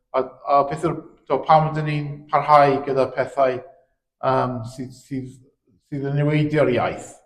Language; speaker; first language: Welsh; native; Welsh